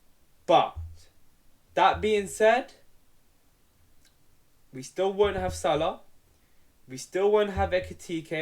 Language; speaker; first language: English; native; English